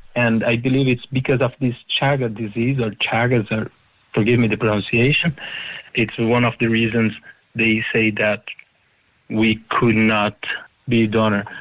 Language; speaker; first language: English; non-native, fluent; Portuguese